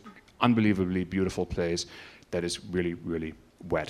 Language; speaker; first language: English; native; English